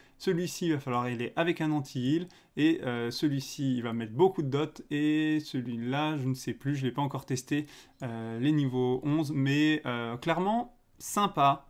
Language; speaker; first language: French; native; French